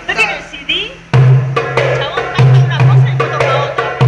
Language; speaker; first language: Spanish; native; Spanish